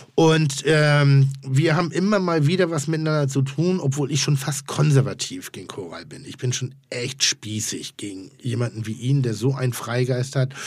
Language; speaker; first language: German; non-native, fluent; Turkish